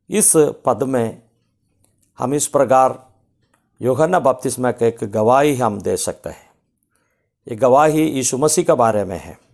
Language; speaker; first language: Hindi; non-native, local second language; Malayalam